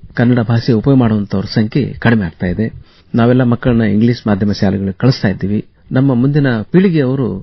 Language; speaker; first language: Kannada; native; Kannada